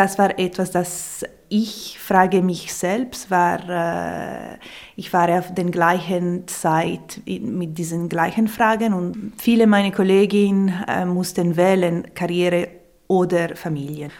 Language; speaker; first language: German; non-native, local second language; Italian